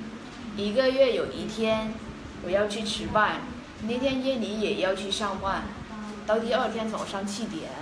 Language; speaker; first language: Chinese; non-native, fluent; Vietnamese